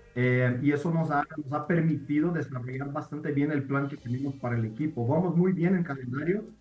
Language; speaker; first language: Spanish; non-native, fluent; Portuguese